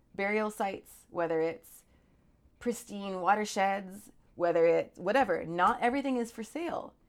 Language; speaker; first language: English; native; English